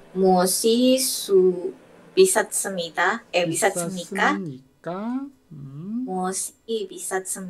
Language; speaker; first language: Korean; non-native, learner; Indonesian